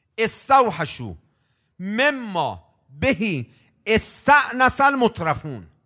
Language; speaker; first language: Persian; native; Persian